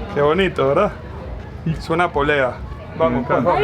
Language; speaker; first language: Spanish; native; Spanish